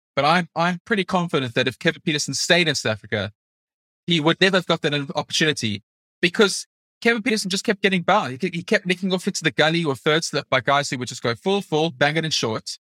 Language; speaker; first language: English; native; English